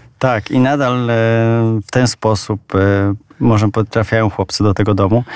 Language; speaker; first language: Polish; native; Polish